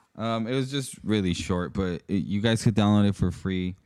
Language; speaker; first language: English; early bilingual, other home language; Spanish